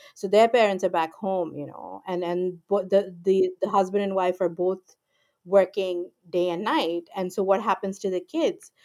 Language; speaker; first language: English; non-native, local second language; Urdu